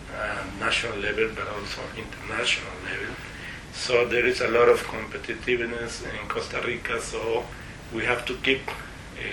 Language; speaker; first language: English; non-native, fluent; Spanish